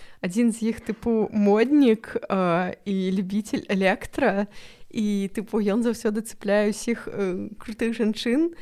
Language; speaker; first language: Belarusian; non-native, local second language; Russian